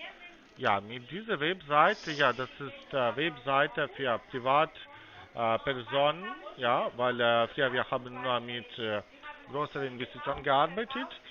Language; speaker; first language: German; non-native, fluent; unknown